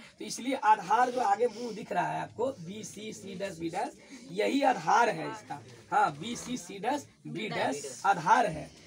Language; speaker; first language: Hindi; native; Hindi